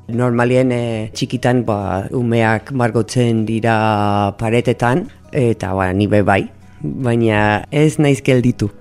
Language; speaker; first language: Basque; non-native, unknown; English